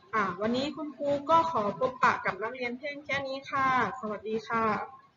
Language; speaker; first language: Thai; native; Thai